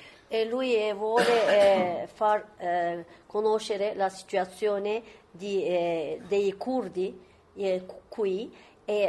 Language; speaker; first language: Italian; non-native, learner; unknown